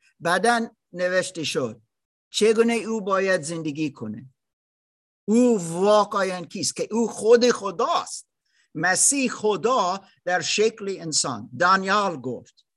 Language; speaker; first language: Persian; non-native, learner; German